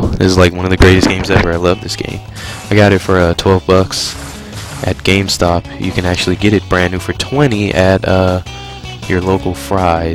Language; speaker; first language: English; native; English